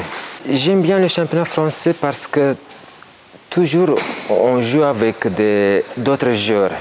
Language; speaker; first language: French; non-native, fluent; Romanian